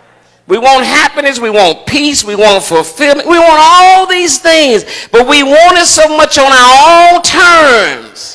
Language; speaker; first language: English; native; English